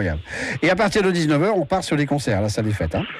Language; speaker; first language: French; native; French